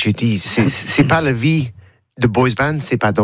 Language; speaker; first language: French; non-native, learner; English